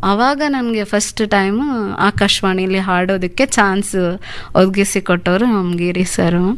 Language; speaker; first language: Kannada; non-native, local second language; Urdu